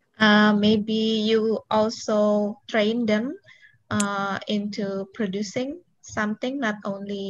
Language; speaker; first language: English; non-native, local second language; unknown